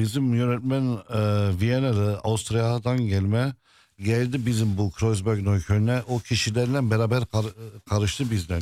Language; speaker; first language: Turkish; non-native, fluent; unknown